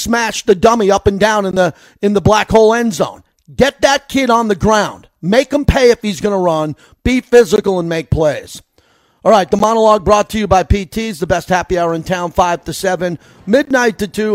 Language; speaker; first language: English; native; English